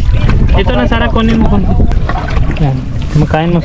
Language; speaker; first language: Filipino; non-native, learner; Hindi